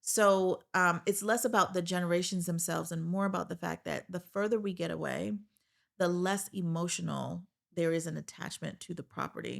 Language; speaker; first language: English; native; English